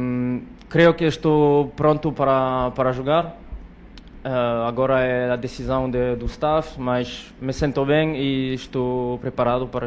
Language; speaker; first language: Portuguese; non-native, learner; French